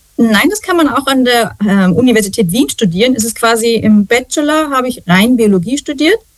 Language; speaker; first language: German; native; German